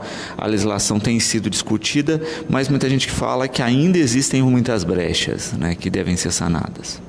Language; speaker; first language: Portuguese; native; Portuguese